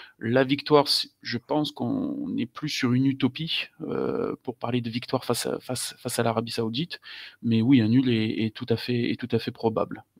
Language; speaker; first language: French; native; French